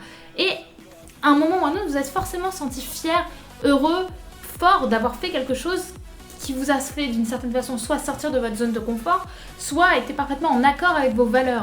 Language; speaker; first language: French; native; French